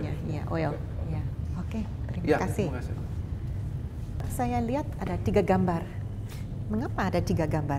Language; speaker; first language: Indonesian; non-native, fluent; English